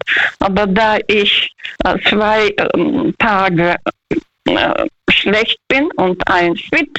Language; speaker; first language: German; non-native, fluent; Russian